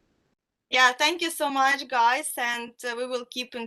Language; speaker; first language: English; non-native, fluent; Russian